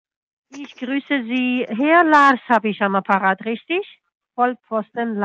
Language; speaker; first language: German; non-native, fluent; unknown